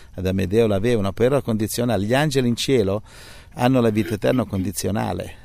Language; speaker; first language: Italian; native; Italian